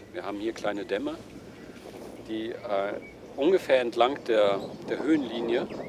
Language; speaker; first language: German; native; German